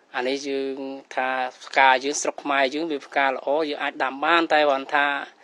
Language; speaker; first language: Khmer; native; Khmer